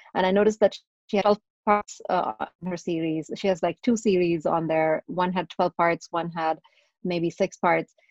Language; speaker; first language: English; non-native, local second language; Tamil